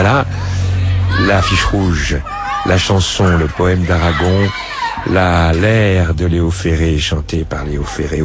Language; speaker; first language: French; native; French